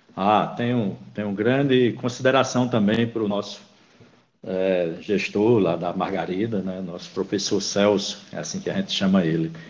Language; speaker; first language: Portuguese; native; Portuguese